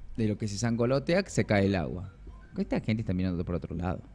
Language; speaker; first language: Spanish; native; Spanish